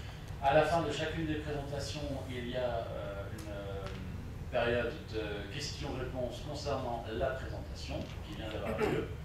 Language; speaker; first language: French; native; French